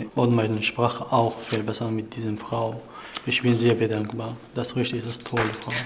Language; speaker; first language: German; non-native, learner; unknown